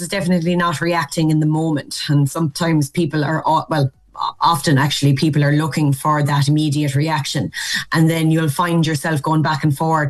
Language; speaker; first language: English; native; English